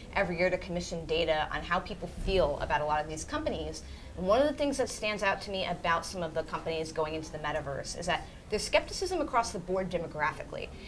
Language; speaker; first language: English; native; English